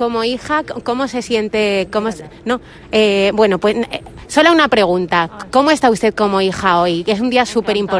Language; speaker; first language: Spanish; native; Spanish